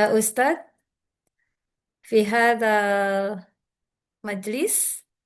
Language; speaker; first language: Arabic; non-native, learner; Indonesian